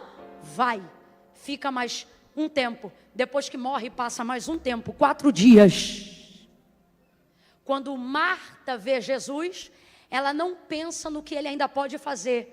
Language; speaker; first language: Portuguese; native; Portuguese